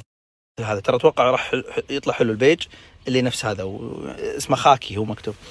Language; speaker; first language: Arabic; native; Arabic